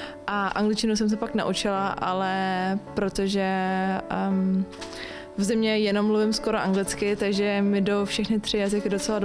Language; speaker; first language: Czech; early bilingual, heritage; Czech